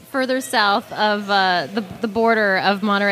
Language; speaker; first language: English; native; English